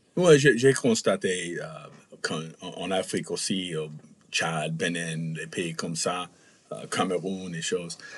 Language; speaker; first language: French; non-native, fluent; English